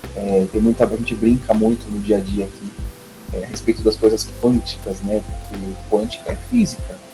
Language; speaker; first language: Portuguese; native; Portuguese